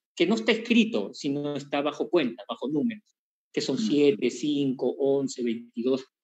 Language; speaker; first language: Spanish; native; Spanish